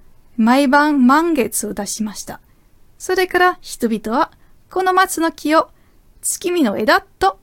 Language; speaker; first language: Japanese; non-native, fluent; German